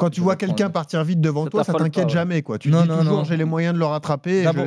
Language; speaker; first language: French; native; French